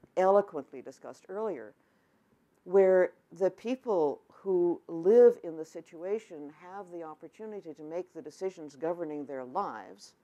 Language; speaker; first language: English; native; English